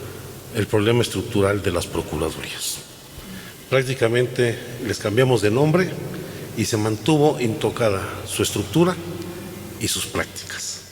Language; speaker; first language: Spanish; native; Spanish